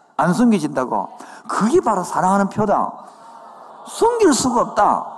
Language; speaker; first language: Korean; native; Korean